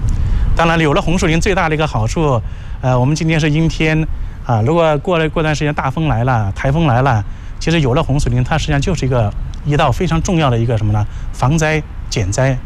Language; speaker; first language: Chinese; native; Chinese